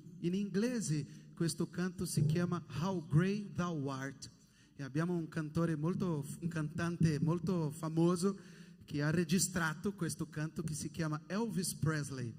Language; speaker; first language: Italian; non-native, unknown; Portuguese